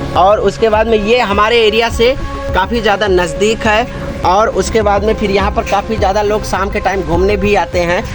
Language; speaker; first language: Hindi; native; Hindi